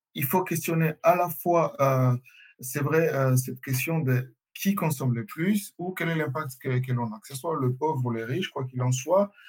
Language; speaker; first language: French; non-native, local second language; Swahili